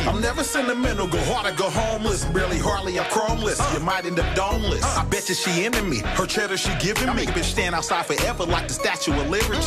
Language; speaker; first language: English; native; English